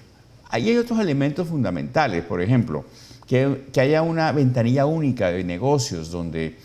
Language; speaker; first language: Spanish; native; Spanish